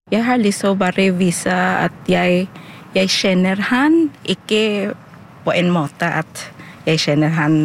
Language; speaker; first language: Norwegian; non-native, learner; Filipino